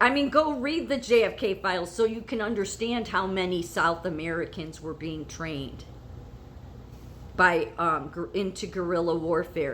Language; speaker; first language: English; native; English